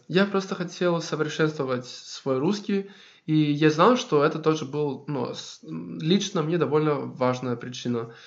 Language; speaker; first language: Russian; non-native, fluent; Greek